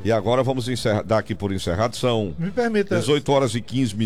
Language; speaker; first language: Portuguese; native; Portuguese